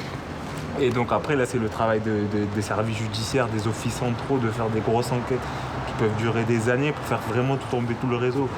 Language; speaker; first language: French; native; French